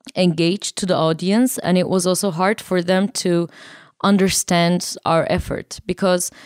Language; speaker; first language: English; non-native, fluent; Turkish